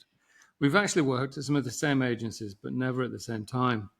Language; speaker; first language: English; native; English